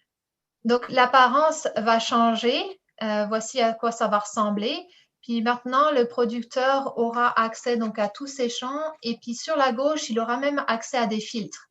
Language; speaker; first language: French; native; French